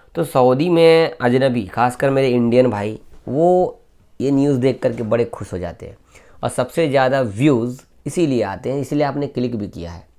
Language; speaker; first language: Hindi; native; Hindi